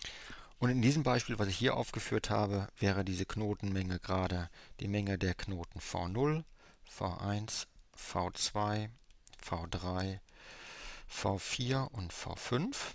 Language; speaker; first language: German; native; German